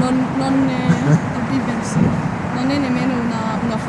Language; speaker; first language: Italian; non-native, learner; Chinese